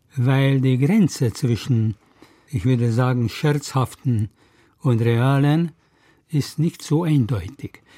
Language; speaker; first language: German; non-native, fluent; Hungarian